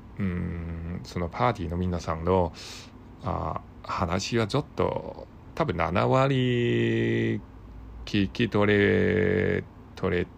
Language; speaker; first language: Japanese; non-native, learner; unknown